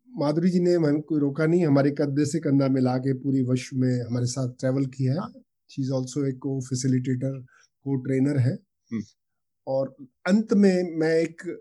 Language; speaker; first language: Hindi; non-native, local second language; Punjabi